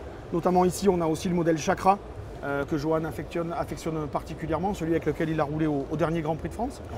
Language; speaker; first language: French; native; French